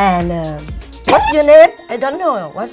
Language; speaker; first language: English; non-native, learner; Thai